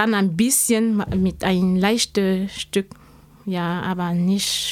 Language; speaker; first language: German; non-native, learner; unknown